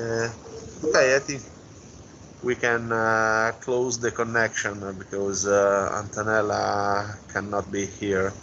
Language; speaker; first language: English; non-native, fluent; Italian